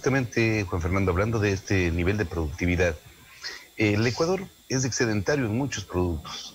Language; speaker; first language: Spanish; native; Spanish